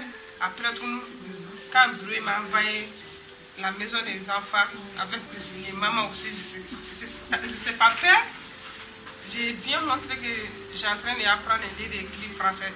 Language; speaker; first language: French; non-native, learner; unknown